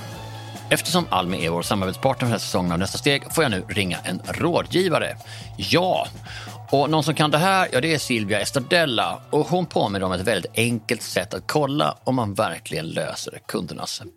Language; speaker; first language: Swedish; native; Swedish